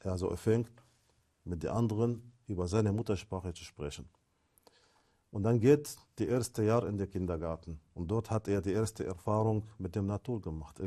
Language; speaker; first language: German; non-native, fluent; Arabic